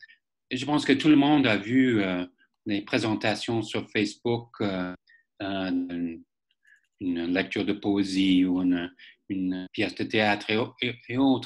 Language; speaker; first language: French; non-native, fluent; English